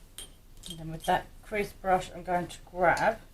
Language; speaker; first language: English; native; English